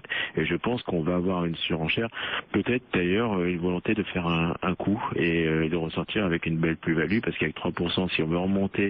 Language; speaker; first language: French; native; French